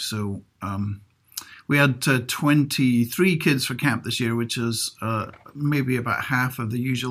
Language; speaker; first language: English; native; English